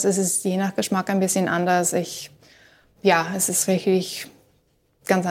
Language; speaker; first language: German; non-native, learner; English